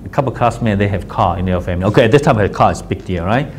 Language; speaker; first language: English; non-native, fluent; Chinese